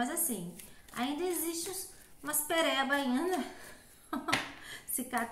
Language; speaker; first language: Portuguese; native; Portuguese